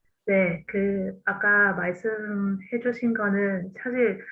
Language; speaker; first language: Korean; non-native, fluent; Cantonese